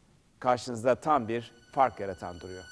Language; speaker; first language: Turkish; native; Turkish